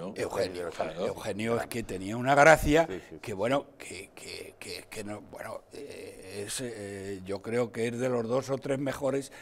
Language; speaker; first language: Spanish; native; Spanish